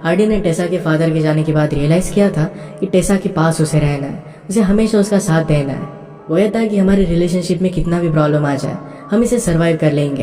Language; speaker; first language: Hindi; native; Hindi